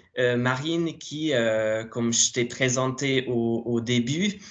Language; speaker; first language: French; non-native, fluent; Hungarian